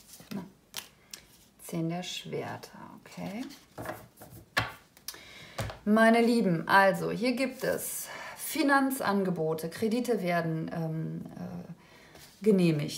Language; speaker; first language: German; native; German